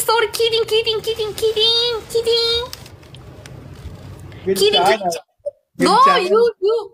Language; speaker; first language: English; non-native, learner; Malay